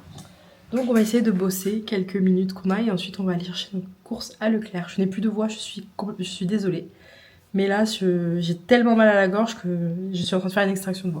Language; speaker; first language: French; native; French